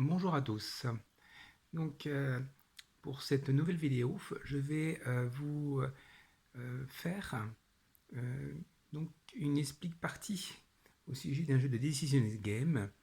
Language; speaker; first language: French; native; French